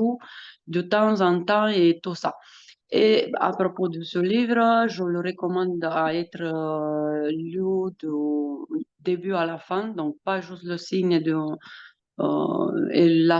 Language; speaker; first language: French; non-native, fluent; Romanian